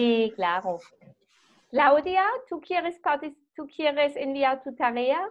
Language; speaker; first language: Spanish; non-native, fluent; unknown